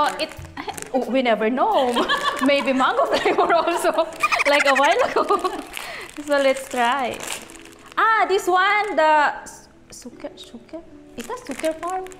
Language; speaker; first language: English; non-native, local second language; Filipino